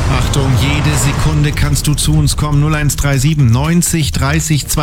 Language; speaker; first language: German; native; German